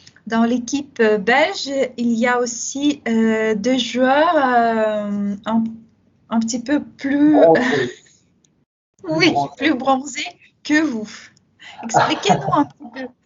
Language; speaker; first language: French; non-native, fluent; Russian